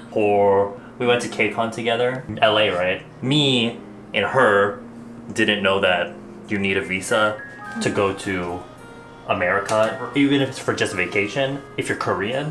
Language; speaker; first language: English; native; English